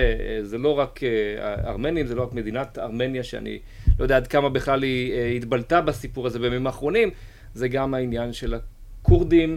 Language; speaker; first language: Hebrew; native; Hebrew